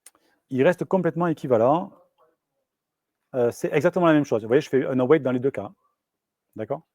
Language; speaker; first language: French; native; French